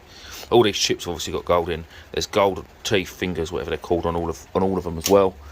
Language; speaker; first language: English; native; English